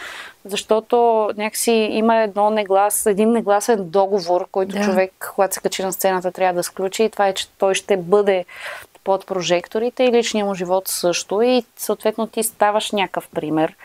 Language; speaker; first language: Bulgarian; native; Bulgarian